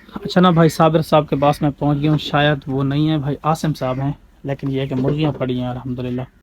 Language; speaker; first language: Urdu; non-native, local second language; Saraiki